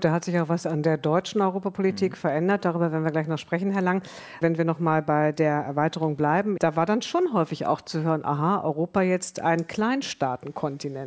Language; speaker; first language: German; native; German